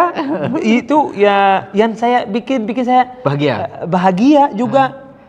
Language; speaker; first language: Indonesian; non-native, learner; Arabic